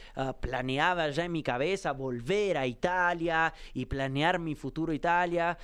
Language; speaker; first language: Spanish; non-native, fluent; Italian